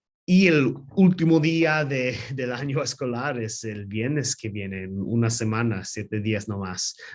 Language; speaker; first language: Spanish; non-native, learner; English